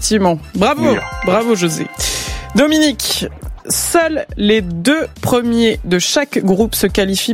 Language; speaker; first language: French; native; French